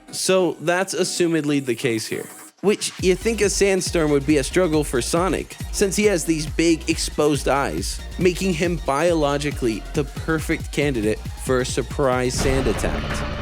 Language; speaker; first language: English; native; English